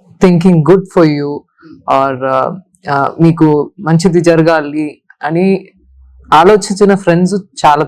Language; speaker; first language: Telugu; non-native, learner; Tamil